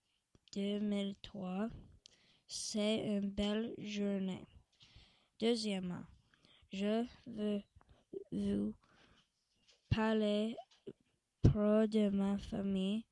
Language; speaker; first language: French; non-native, learner; English